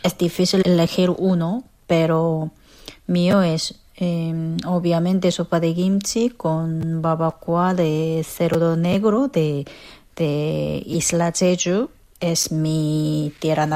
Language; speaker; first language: Spanish; non-native, fluent; Korean